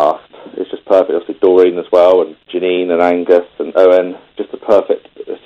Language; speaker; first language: English; native; English